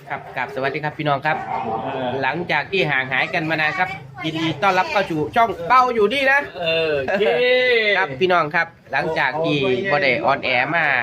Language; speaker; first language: Thai; non-native, local second language; Northeastern Thai